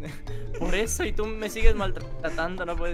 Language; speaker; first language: Spanish; native; Spanish